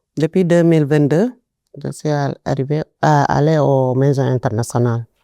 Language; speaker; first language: French; non-native, local second language; Wolof